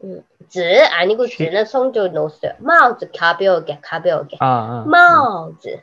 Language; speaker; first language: Korean; non-native, fluent; Chinese